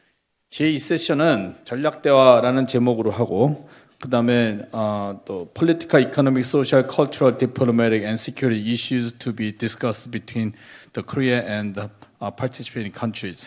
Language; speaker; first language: Korean; native; Korean